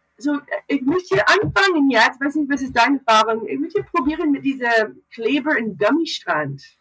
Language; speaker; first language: German; non-native, learner; English